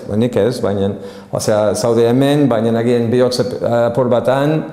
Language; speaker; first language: Basque; non-native, fluent; English